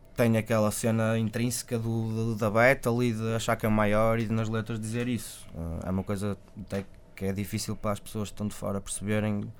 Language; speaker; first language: Portuguese; native; Portuguese